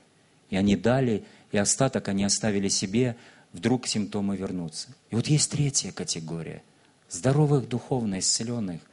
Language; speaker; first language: Russian; native; Russian